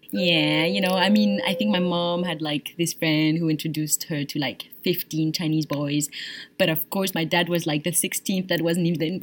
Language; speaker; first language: English; non-native, fluent; French